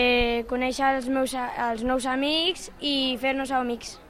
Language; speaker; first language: Catalan; non-native, local second language; Spanish